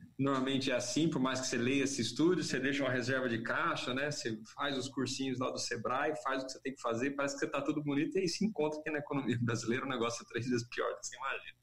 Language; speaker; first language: Portuguese; native; Portuguese